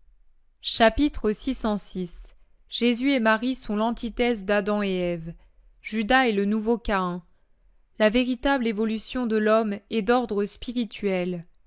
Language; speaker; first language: French; native; French